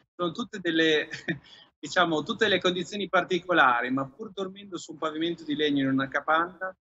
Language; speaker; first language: Italian; native; Italian